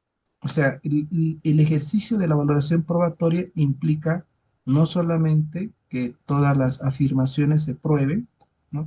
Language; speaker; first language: Spanish; native; Spanish